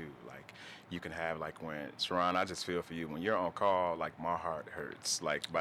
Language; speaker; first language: English; native; English